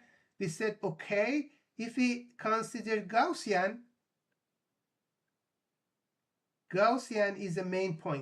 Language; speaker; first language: English; non-native, fluent; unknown